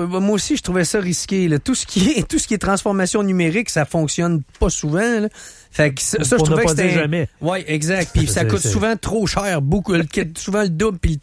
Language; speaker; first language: French; native; French